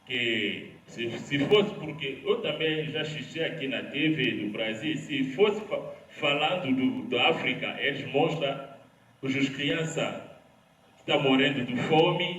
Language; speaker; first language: Portuguese; non-native, learner; Lingala